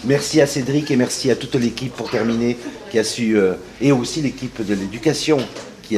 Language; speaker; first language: French; native; French